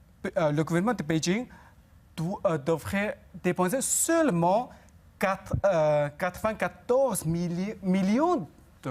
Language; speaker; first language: French; non-native, fluent; Chinese